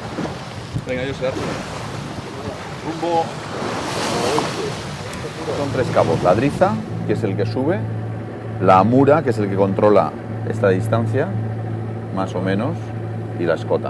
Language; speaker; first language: Spanish; native; Spanish